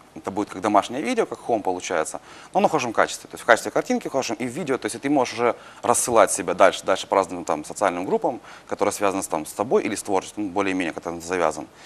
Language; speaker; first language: Russian; native; Russian